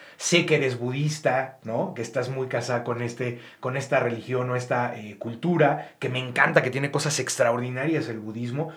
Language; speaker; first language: Spanish; native; Spanish